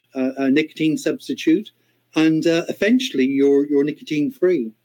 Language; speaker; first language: English; native; English